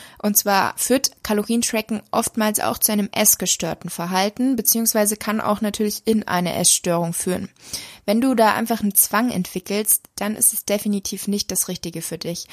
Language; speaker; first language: German; native; German